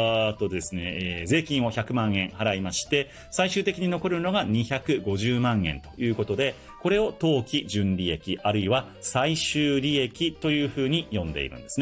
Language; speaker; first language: Japanese; native; Japanese